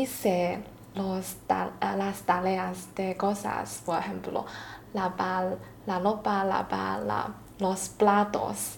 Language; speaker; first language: Spanish; non-native, learner; Chinese